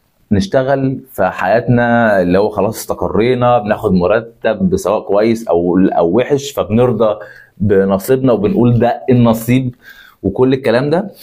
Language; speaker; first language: Arabic; native; Arabic